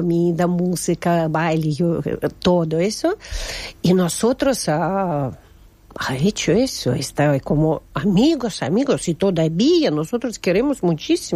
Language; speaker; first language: Spanish; non-native, learner; Russian